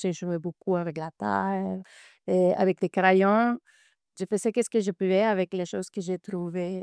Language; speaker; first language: French; non-native, fluent; Spanish